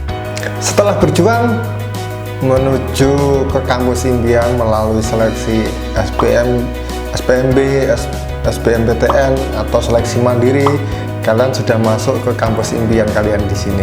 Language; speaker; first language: Indonesian; native; Indonesian